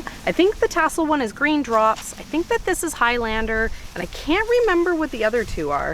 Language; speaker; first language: English; native; English